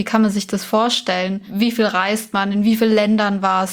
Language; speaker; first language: German; native; German